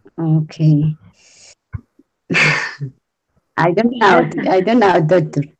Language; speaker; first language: English; non-native, learner; Spanish